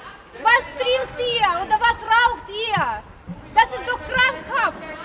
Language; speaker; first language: German; non-native, fluent; Russian